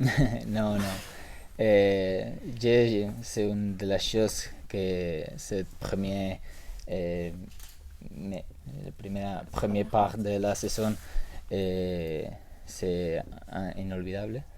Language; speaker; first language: French; non-native, learner; Spanish